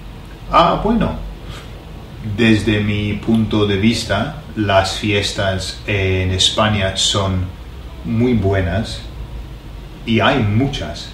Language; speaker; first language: Spanish; non-native, learner; English